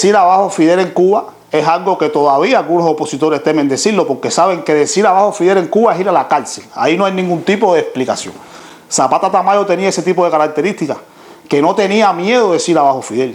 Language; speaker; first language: Spanish; native; Spanish